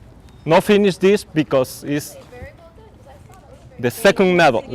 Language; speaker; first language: English; non-native, learner; Spanish